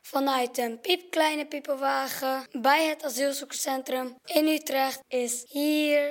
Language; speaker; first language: Dutch; early bilingual, other home language; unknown